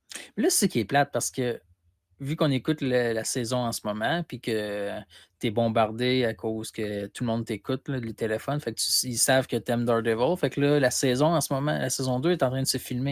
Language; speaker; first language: French; native; French